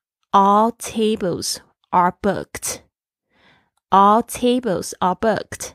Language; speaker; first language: English; non-native, fluent; Chinese